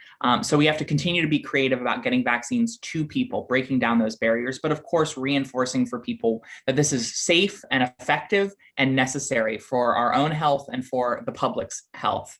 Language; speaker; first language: English; native; English